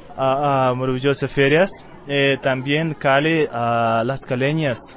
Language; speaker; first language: Spanish; non-native, learner; Uzbek